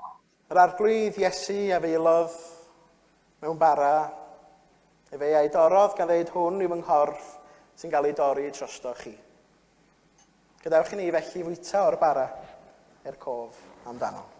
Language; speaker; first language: Welsh; native; Welsh